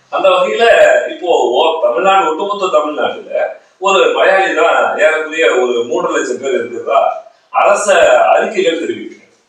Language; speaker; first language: Tamil; native; Tamil